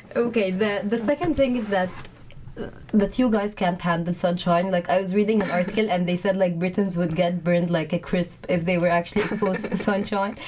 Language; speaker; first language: English; non-native, fluent; Arabic